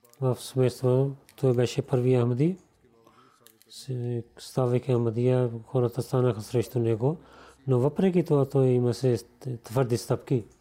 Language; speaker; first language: Bulgarian; non-native, learner; Urdu